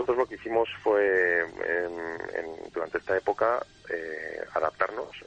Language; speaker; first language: Spanish; native; Spanish